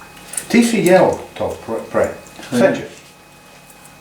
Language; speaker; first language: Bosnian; non-native, learner; English